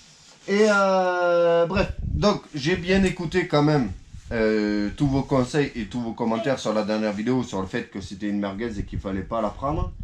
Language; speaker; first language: French; native; French